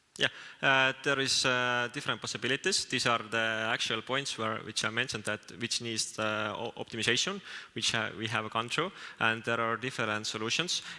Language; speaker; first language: English; non-native, fluent; Estonian